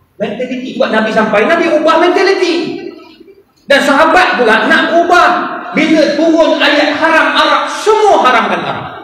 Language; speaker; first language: Malay; non-native, fluent; Arabic